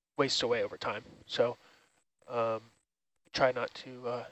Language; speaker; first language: English; native; English